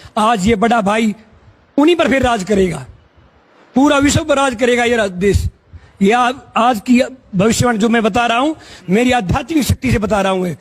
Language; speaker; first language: Hindi; native; Hindi